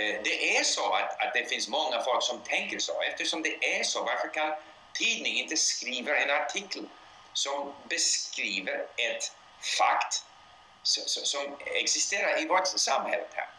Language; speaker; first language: Swedish; non-native, fluent; English